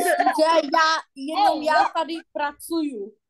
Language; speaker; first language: Czech; non-native, learner; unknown